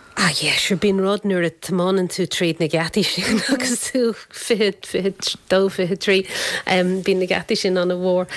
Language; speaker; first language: Irish; non-native, local second language; English